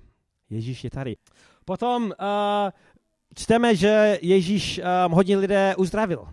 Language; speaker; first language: Czech; non-native, fluent; English